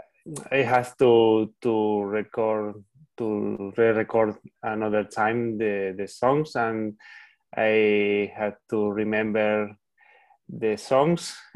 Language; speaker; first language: English; non-native, learner; Spanish